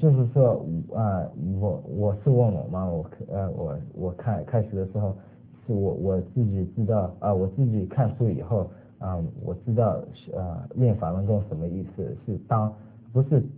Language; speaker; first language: Chinese; early bilingual, other home language; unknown